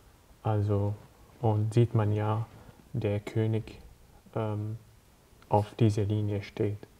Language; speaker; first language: German; non-native, learner; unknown